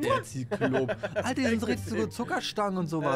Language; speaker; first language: German; native; German